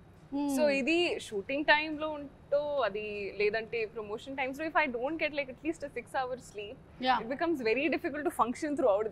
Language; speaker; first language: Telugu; non-native, learner; Hindi